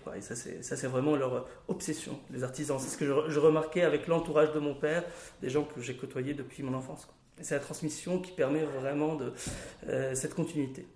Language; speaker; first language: French; non-native, local second language; Arabic